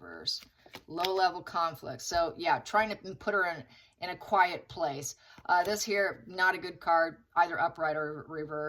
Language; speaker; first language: English; native; English